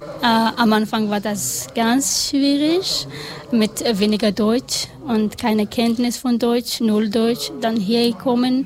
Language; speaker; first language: German; non-native, learner; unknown